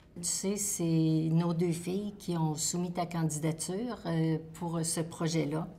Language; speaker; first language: French; native; French